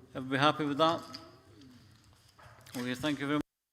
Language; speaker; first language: English; native; English